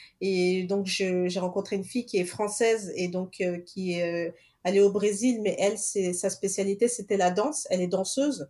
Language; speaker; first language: French; early bilingual, other home language; Portuguese